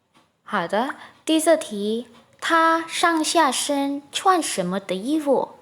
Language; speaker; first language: Chinese; non-native, fluent; Indonesian